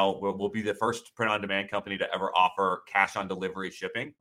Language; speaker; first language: English; native; English